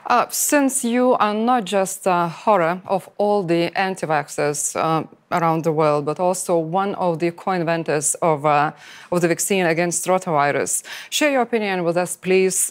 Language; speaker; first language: English; non-native, fluent; Lithuanian